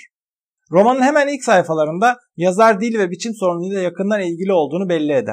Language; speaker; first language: Turkish; native; Turkish